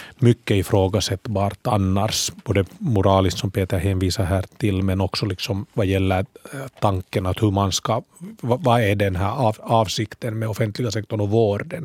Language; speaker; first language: Swedish; native; Swedish